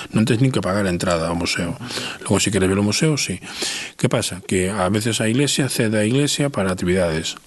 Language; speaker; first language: Galician; non-native, local second language; Spanish